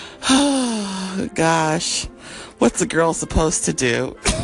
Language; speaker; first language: English; native; English